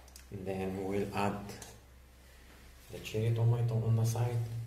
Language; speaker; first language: English; non-native, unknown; Arabic